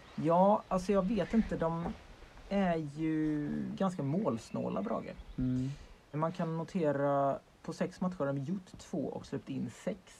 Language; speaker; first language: Swedish; native; Swedish